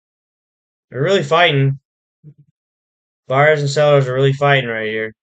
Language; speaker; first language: English; native; English